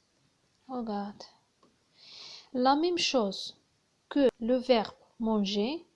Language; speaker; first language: French; non-native, learner; Arabic